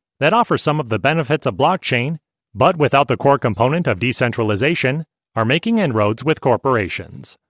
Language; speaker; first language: English; native; English